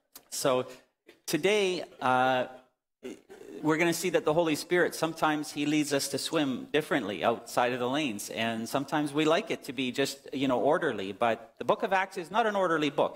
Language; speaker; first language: English; native; English